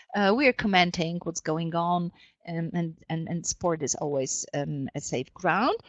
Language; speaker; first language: English; non-native, fluent; Polish